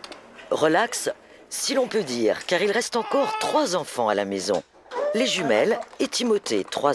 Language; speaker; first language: French; native; French